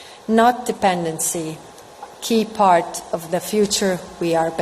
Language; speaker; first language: English; non-native, fluent; Estonian